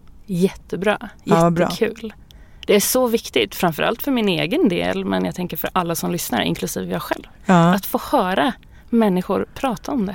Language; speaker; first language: Swedish; native; Swedish